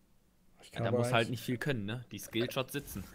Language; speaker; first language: German; native; German